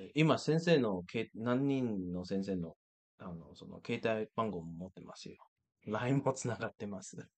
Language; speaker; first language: Japanese; non-native, fluent; Chinese